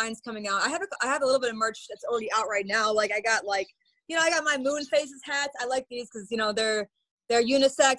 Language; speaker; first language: English; native; English